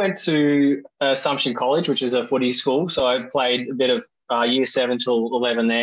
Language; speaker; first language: English; native; English